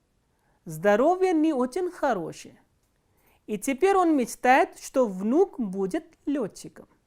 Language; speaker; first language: Russian; non-native, fluent; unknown